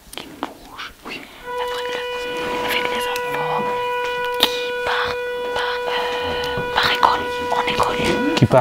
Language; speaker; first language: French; non-native, learner; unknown